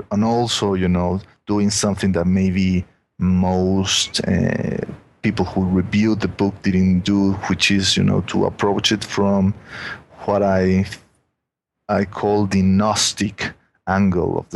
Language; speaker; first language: English; non-native, fluent; Spanish